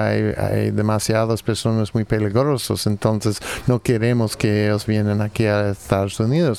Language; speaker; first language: Spanish; non-native, fluent; English